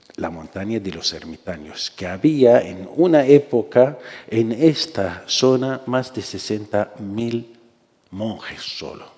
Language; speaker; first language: Spanish; non-native, fluent; Syriac